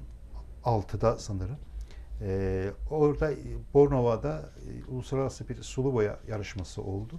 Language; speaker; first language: Turkish; non-native, local second language; Azerbaijani